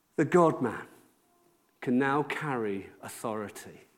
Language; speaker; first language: English; native; English